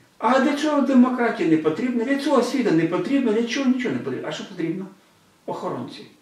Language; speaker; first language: Ukrainian; non-native, local second language; Russian